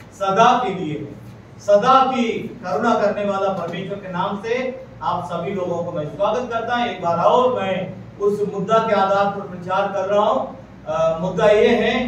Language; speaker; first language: Hindi; non-native, local second language; Malayalam